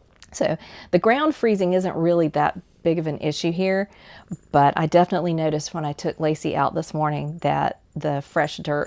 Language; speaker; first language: English; native; English